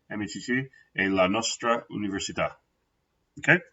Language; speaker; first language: Italian; non-native, fluent; English